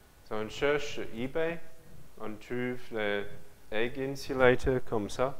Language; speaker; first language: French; non-native, learner; English